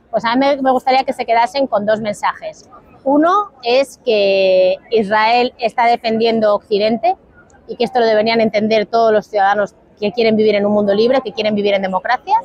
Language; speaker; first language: Spanish; native; Spanish